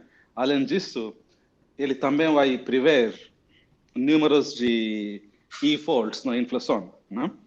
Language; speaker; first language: Portuguese; non-native, fluent; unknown